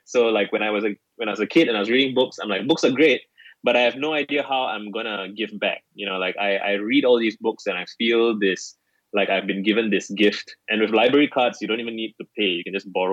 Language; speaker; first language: English; native; English